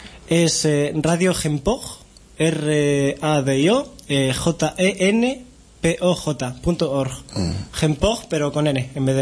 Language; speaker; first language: Spanish; native; Spanish